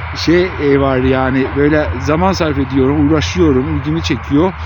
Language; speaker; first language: Turkish; non-native, fluent; Azerbaijani